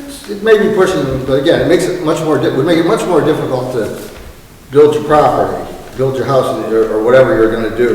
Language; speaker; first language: English; native; English